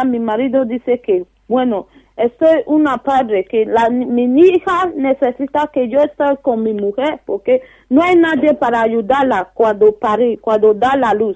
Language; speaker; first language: Spanish; non-native, learner; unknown